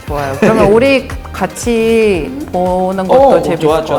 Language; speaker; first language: Korean; non-native, fluent; Mongolian